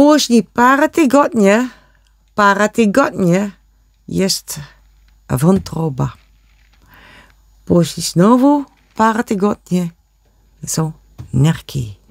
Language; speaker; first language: Polish; non-native, learner; Dutch